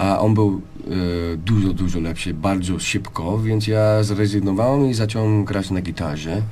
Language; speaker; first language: Polish; non-native, learner; English